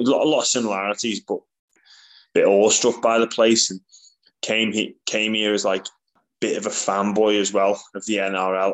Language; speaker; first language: English; native; English